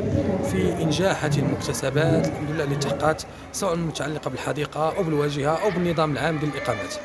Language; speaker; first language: Arabic; native; Arabic